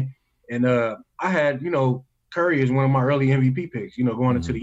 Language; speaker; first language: English; native; English